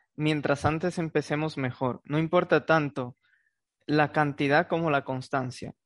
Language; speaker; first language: Spanish; native; Spanish